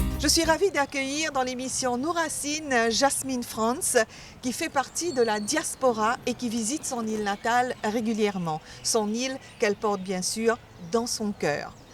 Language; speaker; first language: French; non-native, local second language; Morisyen